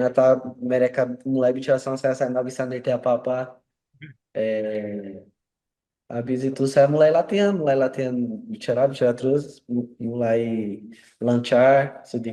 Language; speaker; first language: Indonesian; non-native, learner; Portuguese